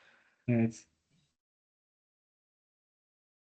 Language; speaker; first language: Turkish; non-native, fluent; Spanish